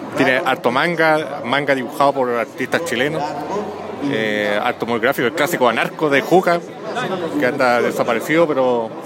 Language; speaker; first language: Spanish; native; Spanish